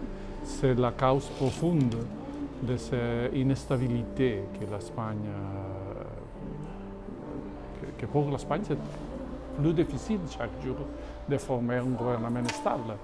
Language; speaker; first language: French; non-native, fluent; Catalan